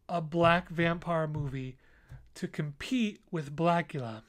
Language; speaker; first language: English; native; English